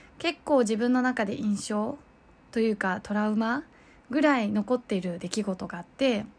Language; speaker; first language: Japanese; early bilingual, other home language; Chinese